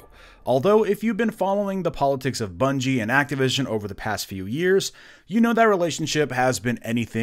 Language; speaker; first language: English; native; English